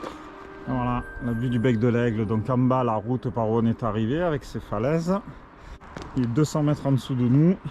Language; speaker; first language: French; native; French